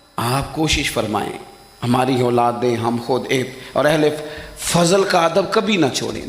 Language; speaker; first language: Urdu; non-native, local second language; Punjabi